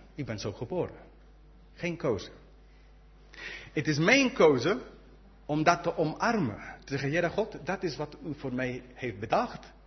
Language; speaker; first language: Dutch; non-native, fluent; English